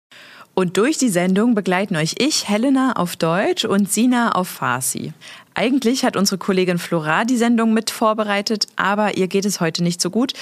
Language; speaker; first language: German; native; German